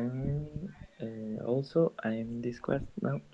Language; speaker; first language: English; non-native, learner; Spanish